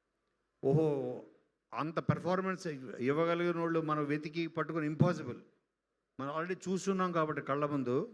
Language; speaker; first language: Telugu; native; Telugu